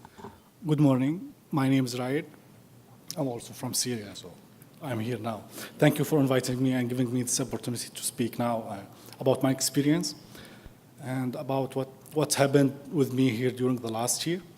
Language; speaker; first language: English; non-native, fluent; Arabic